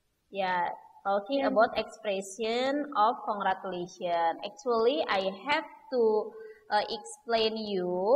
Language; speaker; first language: English; non-native, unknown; Indonesian